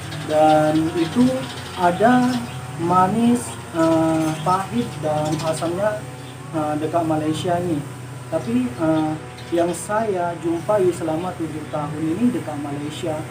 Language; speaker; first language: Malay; non-native, local second language; Madurese